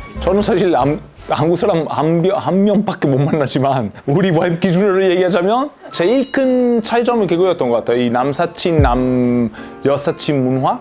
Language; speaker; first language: Korean; non-native, fluent; Italian